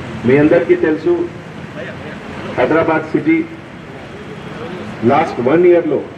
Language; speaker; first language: Telugu; non-native, local second language; Hindi